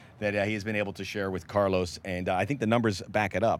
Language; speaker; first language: English; native; English